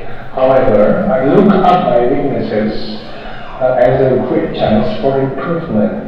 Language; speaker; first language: English; non-native, learner; Indonesian